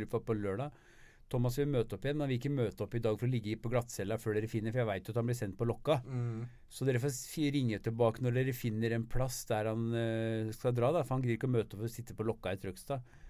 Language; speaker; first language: Norwegian; native; Norwegian